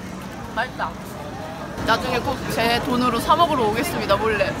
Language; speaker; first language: Korean; native; Korean